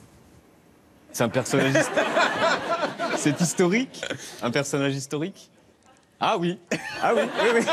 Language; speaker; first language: French; native; French